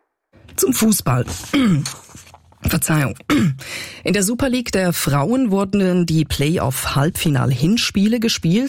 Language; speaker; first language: German; native; German